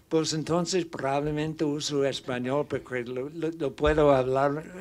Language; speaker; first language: Spanish; non-native, learner; English